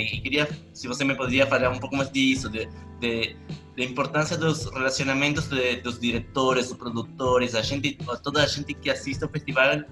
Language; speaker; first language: Portuguese; non-native, learner; Spanish